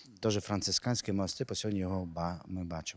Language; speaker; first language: Ukrainian; non-native, local second language; Hungarian